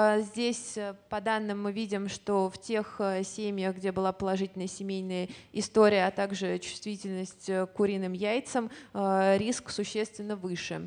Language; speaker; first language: Russian; native; Russian